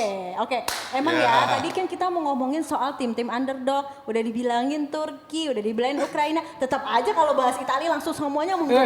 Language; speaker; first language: Indonesian; native; Indonesian